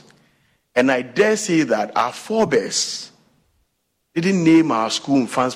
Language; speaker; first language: English; non-native, local second language; Akan